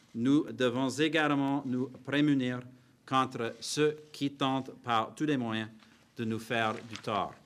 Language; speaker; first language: French; non-native, fluent; English